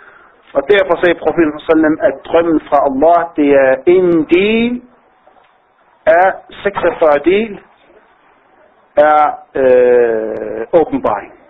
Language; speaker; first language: Danish; non-native, fluent; Arabic